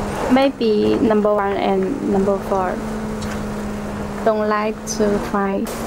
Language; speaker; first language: English; non-native, learner; Chinese